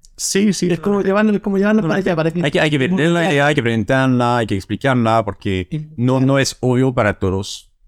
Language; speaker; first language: Spanish; non-native, fluent; French